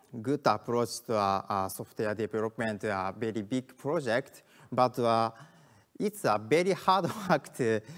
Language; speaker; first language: English; non-native, learner; Japanese